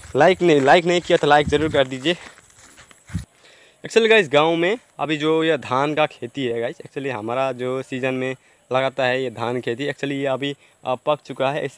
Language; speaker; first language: Hindi; non-native, local second language; Nepali